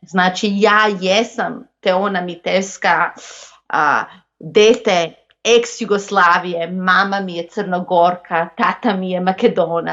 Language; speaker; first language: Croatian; non-native, local second language; Macedonian